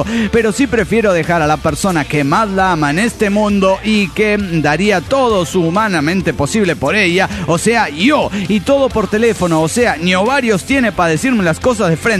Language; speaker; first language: Spanish; native; Spanish